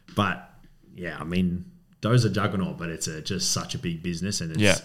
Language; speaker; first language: English; native; English